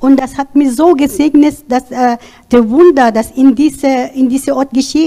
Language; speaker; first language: German; non-native, learner; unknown